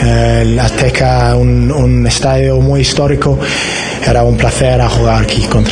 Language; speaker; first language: Spanish; non-native, learner; English